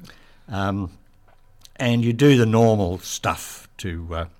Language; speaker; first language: English; native; English